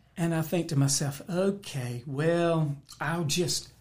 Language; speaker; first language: English; native; English